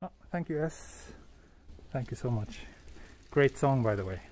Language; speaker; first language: English; non-native, fluent; Swedish